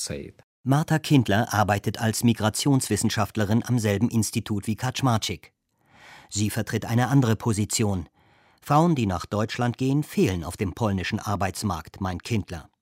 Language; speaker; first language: German; native; German